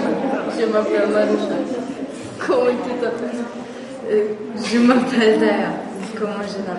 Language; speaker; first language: French; non-native, learner; Slovenian